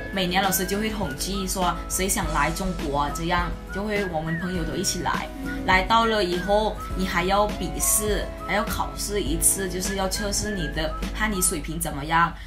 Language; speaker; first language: Chinese; non-native, fluent; Lao